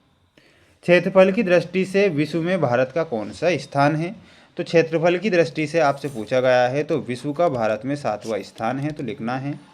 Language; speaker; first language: Hindi; native; Hindi